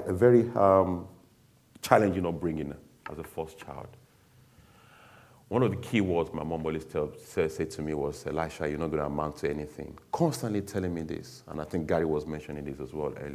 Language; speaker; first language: English; non-native, local second language; Yoruba